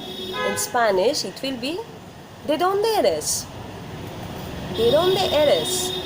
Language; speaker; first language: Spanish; non-native, fluent; Bangla